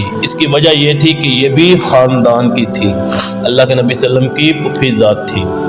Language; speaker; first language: Urdu; native; Urdu